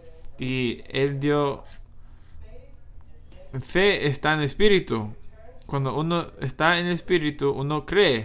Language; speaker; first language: Spanish; non-native, fluent; English